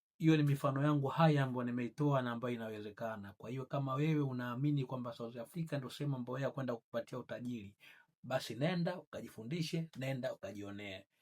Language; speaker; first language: Swahili; native; Swahili